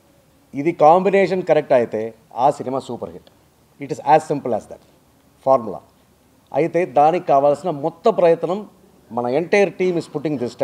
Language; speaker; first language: Telugu; native; Telugu